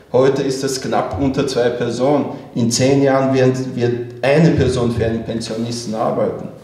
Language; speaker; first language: German; early bilingual, other home language; Chechen